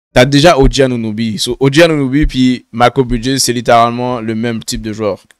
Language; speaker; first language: French; native; French